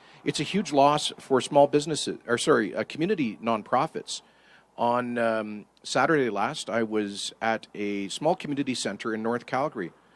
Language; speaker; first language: English; native; English